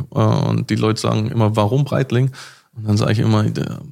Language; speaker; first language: German; native; German